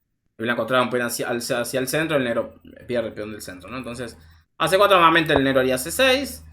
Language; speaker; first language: Spanish; native; Spanish